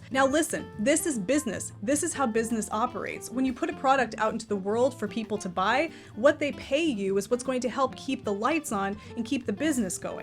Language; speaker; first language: English; native; English